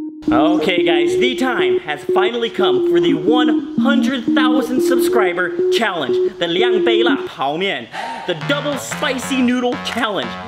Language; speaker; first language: English; native; English